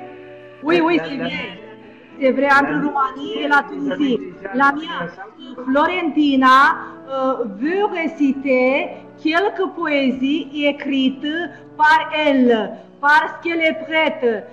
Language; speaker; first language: French; non-native, fluent; Romanian